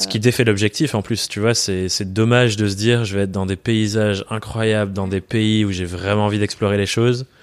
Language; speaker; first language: French; native; French